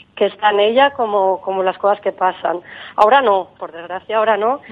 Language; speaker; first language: Spanish; native; Spanish